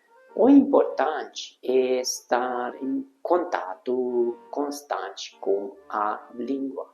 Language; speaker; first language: Portuguese; non-native, fluent; Hungarian